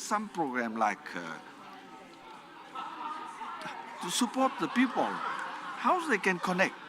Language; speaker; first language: English; non-native, learner; Vietnamese